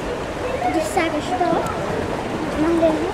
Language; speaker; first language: German; early bilingual, heritage; German